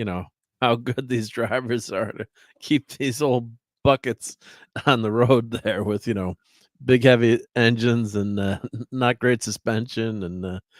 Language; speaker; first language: English; native; English